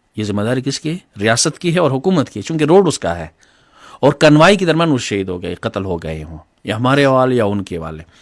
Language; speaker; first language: Urdu; non-native, local second language; Pashto